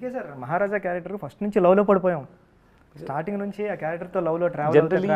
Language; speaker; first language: Telugu; native; Telugu